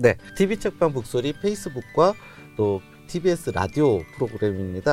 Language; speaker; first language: Korean; native; Korean